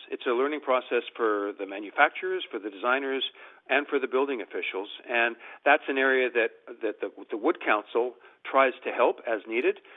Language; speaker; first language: English; native; English